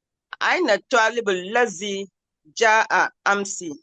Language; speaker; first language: Arabic; non-native, learner; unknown